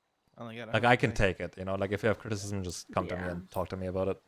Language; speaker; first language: English; non-native, fluent; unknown